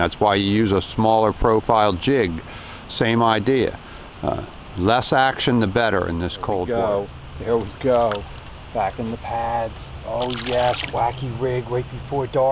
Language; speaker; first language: English; native; English